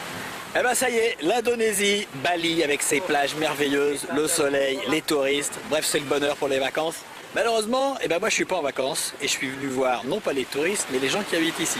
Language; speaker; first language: French; native; French